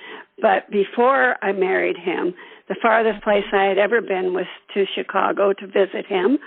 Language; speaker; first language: English; native; English